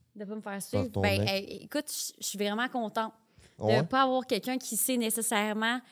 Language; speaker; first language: French; native; French